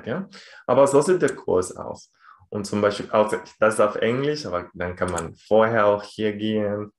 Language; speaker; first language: German; non-native, fluent; Spanish